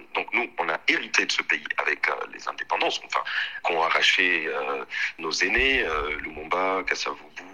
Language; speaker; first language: French; non-native, local second language; Swahili